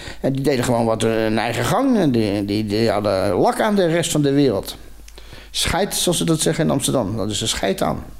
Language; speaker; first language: Dutch; native; Dutch